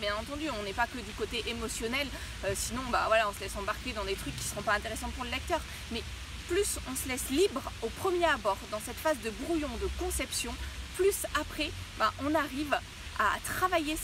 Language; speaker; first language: French; native; French